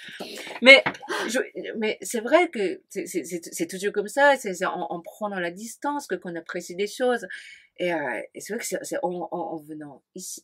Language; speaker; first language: French; non-native, fluent; Japanese